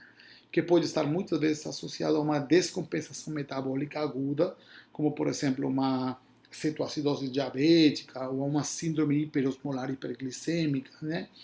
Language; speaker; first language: Portuguese; non-native, fluent; Spanish